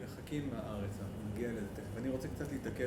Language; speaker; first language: Hebrew; native; Hebrew